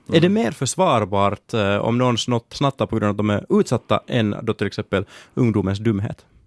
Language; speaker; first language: Swedish; native; Swedish